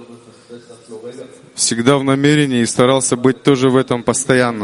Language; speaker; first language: Russian; non-native, local second language; Kyrgyz